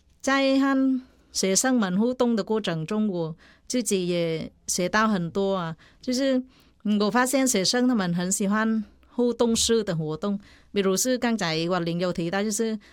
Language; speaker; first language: Chinese; non-native, fluent; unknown